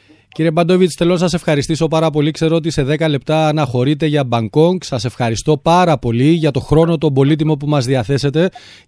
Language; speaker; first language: Greek; native; Greek